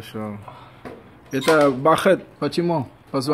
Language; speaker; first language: Russian; non-native, learner; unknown